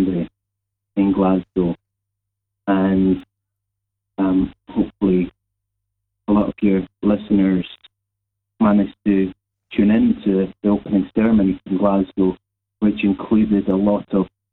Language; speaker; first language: English; native; English